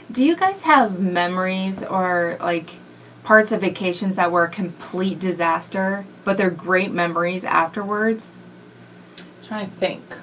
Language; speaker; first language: English; native; English